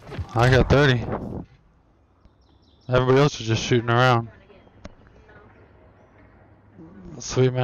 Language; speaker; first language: English; native; English